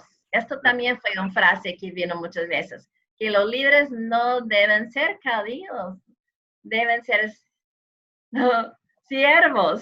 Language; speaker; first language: Spanish; non-native, fluent; English